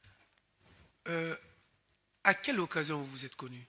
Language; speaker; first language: French; native; French